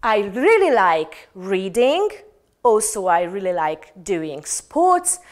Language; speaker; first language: English; non-native, fluent; Hungarian